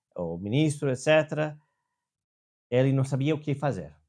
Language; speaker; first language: Portuguese; non-native, fluent; English